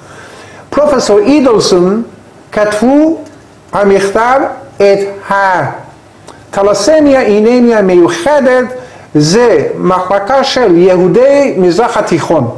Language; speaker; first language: Hebrew; non-native, learner; Persian